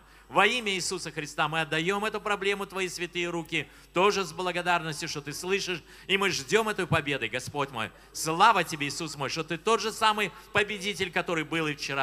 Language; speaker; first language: Russian; native; Russian